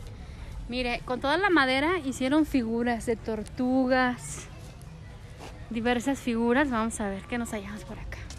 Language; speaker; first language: Spanish; native; Spanish